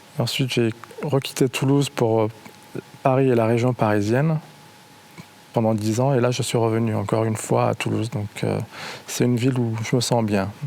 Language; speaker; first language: French; non-native, local second language; Arabic